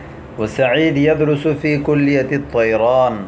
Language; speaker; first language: Arabic; non-native, fluent; Urdu